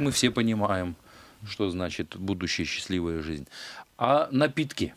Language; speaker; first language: Russian; native; Russian